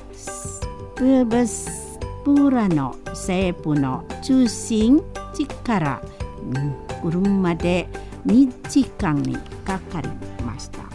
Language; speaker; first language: Japanese; non-native, fluent; Indonesian